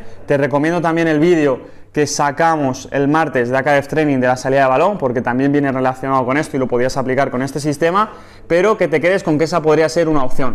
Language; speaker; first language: Spanish; native; Spanish